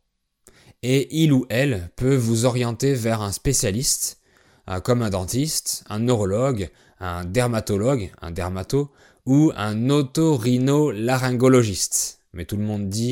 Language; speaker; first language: French; native; French